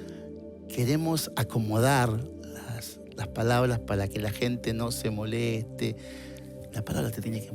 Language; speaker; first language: Spanish; native; Spanish